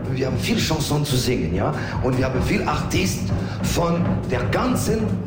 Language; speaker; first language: German; non-native, learner; French